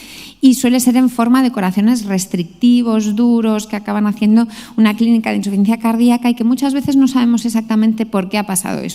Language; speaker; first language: Spanish; native; Spanish